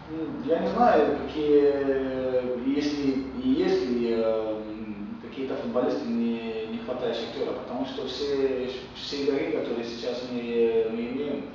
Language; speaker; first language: Russian; non-native, fluent; Romanian